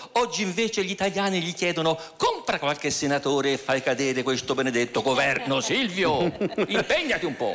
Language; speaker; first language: Italian; native; Italian